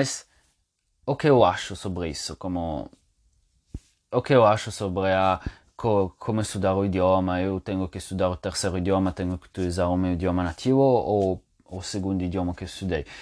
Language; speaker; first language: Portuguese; non-native, fluent; Italian